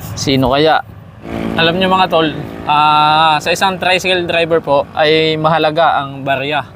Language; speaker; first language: Filipino; native; Filipino